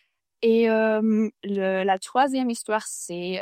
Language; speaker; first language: French; non-native, fluent; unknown